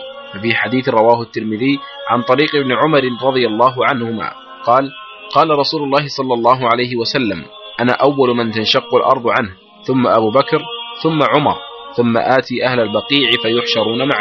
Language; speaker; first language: Arabic; native; Arabic